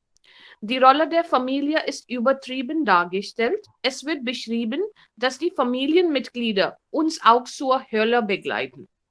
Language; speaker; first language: German; non-native, fluent; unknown